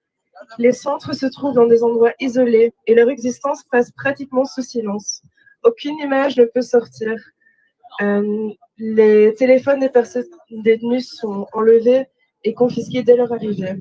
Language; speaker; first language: French; native; French